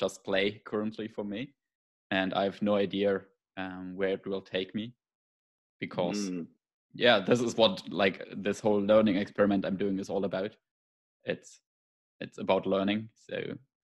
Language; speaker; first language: English; non-native, fluent; German